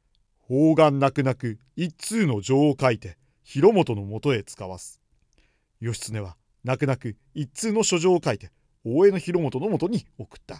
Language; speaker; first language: Japanese; native; Japanese